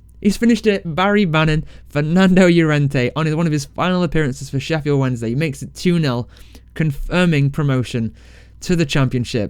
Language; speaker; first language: English; native; English